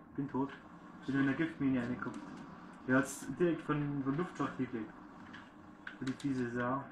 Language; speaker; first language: German; native; German